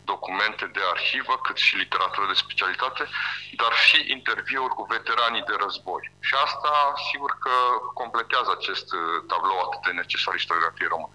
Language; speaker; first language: Romanian; native; Romanian